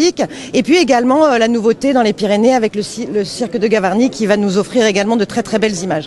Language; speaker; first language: French; native; French